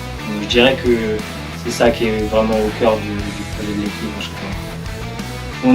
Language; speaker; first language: French; native; French